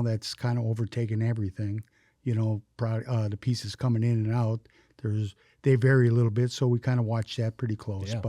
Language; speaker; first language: English; native; English